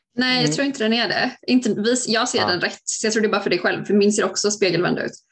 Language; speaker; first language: Swedish; native; Swedish